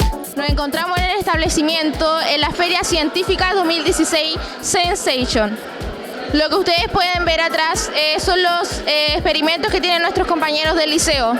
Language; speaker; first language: Spanish; native; Spanish